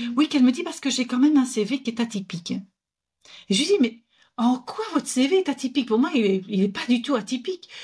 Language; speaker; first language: French; native; French